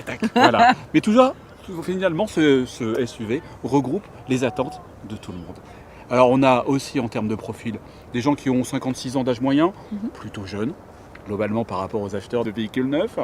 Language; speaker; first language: French; native; French